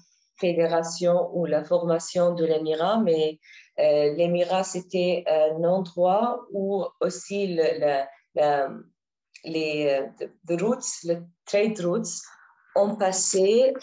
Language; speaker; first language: French; non-native, learner; Arabic